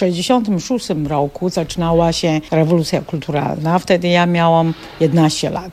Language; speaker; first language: Polish; non-native, fluent; Chinese